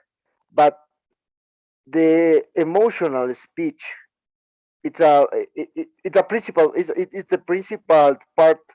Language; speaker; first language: English; non-native, learner; Spanish